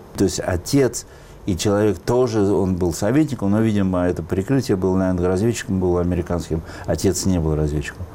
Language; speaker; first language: Russian; native; Russian